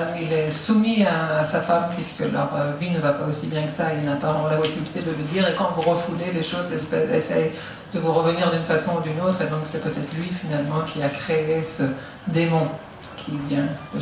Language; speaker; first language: French; native; French